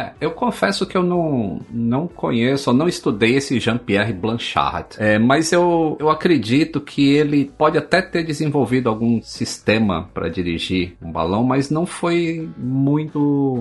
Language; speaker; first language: Portuguese; native; Portuguese